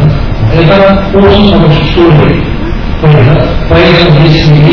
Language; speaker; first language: Russian; non-native, learner; Tibetan